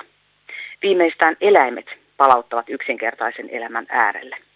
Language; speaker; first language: Finnish; native; Finnish